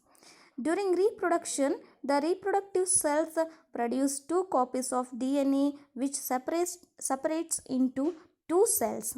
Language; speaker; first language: English; non-native, local second language; Kannada